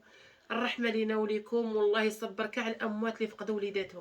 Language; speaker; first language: Arabic; native; Arabic